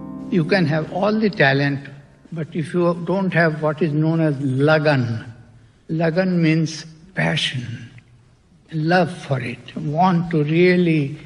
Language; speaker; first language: English; non-native, local second language; Bangla